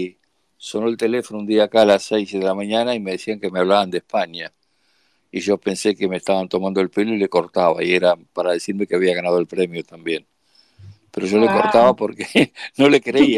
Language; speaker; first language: Spanish; native; Spanish